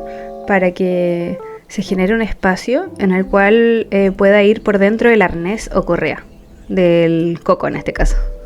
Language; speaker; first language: Spanish; native; Spanish